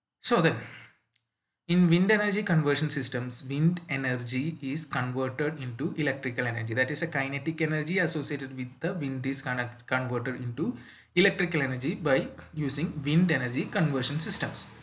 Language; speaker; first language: English; non-native, local second language; Malayalam